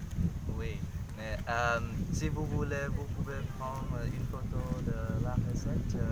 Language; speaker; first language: French; non-native, learner; Vietnamese